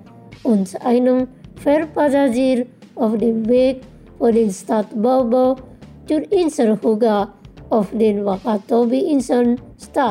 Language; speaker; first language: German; non-native, fluent; Indonesian